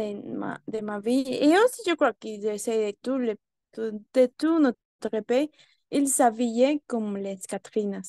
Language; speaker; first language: French; non-native, learner; Spanish